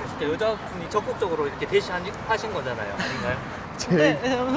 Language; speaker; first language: Korean; native; Korean